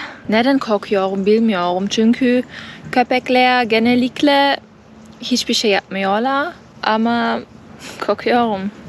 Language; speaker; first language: Turkish; non-native, learner; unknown